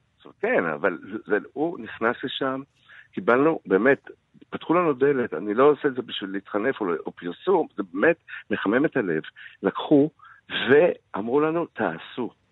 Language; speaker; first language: Hebrew; early bilingual, other home language; Arabic